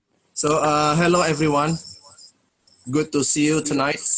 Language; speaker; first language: English; non-native, fluent; Indonesian